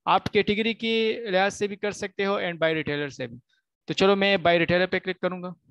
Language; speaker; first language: Urdu; non-native, local second language; Punjabi